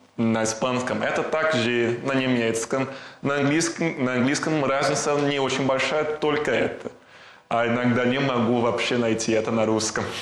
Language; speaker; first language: Russian; non-native, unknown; Portuguese